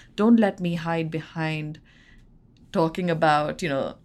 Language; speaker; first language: English; non-native, local second language; Hindi